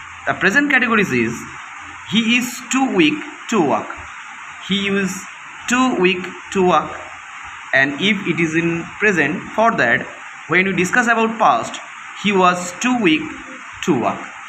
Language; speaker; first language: English; non-native, local second language; Bangla